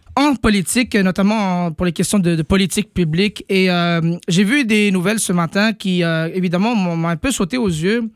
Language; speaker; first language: French; native; French